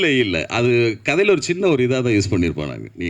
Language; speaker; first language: Tamil; native; Tamil